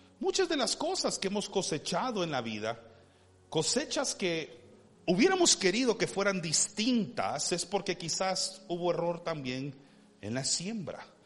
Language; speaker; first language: Spanish; early bilingual, heritage; Spanish